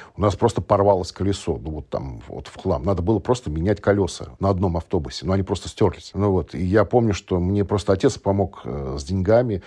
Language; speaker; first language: Russian; native; Russian